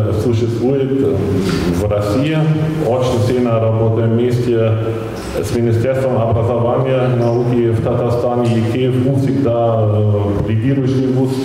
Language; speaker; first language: Russian; non-native, fluent; German